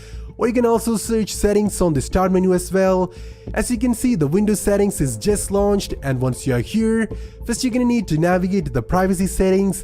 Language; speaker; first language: English; non-native, fluent; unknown